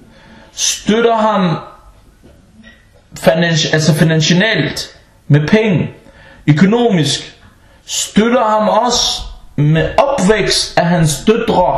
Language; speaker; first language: Danish; non-native, local second language; Arabic